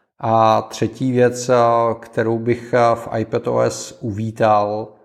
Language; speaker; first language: Czech; native; Czech